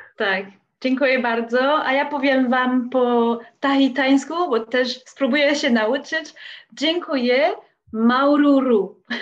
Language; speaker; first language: Polish; non-native, learner; French